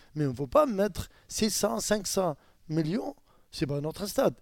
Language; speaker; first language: French; non-native, learner; Arabic